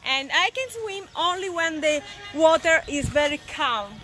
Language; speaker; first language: English; non-native, learner; Italian